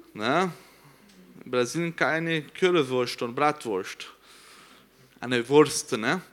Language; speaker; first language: German; non-native, fluent; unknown